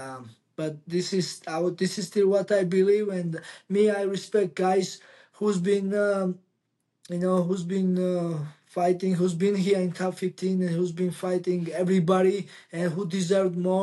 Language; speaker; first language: English; non-native, learner; Georgian